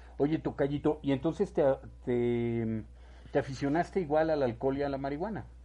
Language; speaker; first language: Spanish; native; Spanish